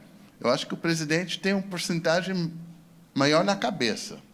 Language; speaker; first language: Portuguese; non-native, fluent; English